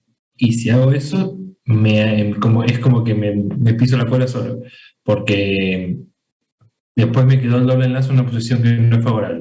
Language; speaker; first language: Spanish; native; Spanish